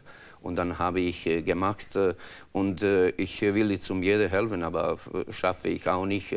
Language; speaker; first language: German; non-native, learner; Croatian